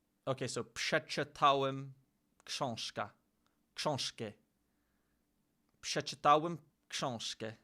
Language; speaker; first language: Polish; non-native, learner; English